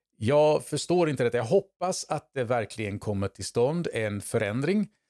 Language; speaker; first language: Swedish; native; Swedish